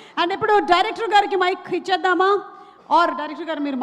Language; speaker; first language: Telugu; native; Telugu